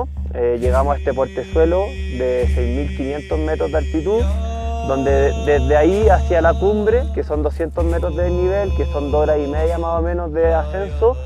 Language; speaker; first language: Spanish; native; Spanish